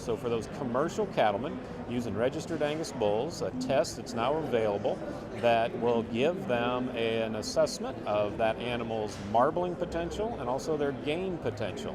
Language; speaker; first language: English; native; English